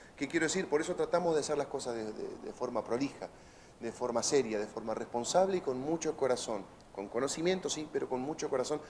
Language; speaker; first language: Spanish; native; Spanish